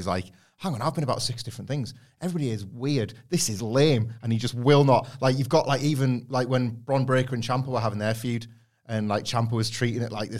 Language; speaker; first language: English; native; English